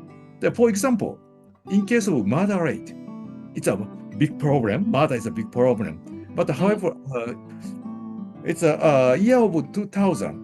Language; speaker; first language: English; non-native, learner; Japanese